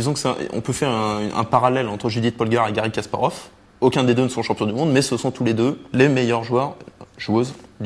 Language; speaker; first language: French; native; French